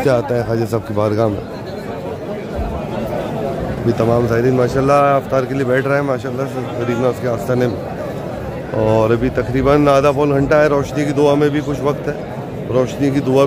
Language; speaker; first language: Urdu; native; Urdu